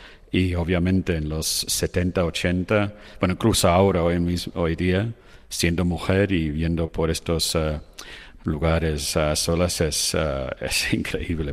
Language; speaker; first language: Spanish; non-native, fluent; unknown